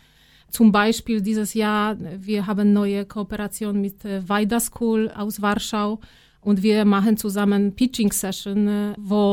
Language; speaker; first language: German; non-native, fluent; Polish